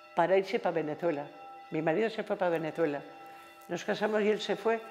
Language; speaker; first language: Spanish; native; Spanish